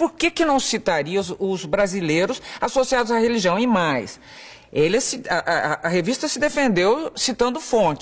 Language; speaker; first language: Portuguese; native; Portuguese